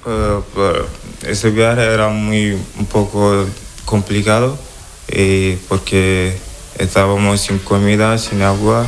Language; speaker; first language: Spanish; non-native, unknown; Wolof